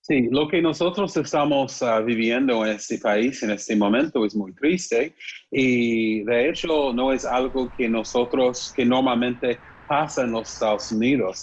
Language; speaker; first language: Spanish; non-native, fluent; English